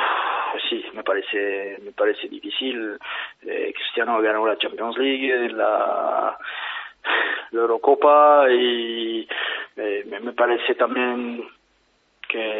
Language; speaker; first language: Spanish; non-native, fluent; French